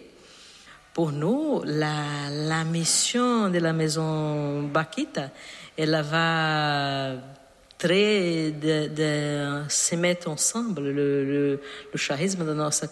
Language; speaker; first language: French; non-native, learner; Portuguese